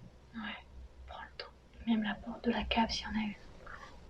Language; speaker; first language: French; native; French